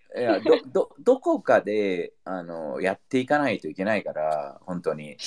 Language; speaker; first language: Japanese; native; Japanese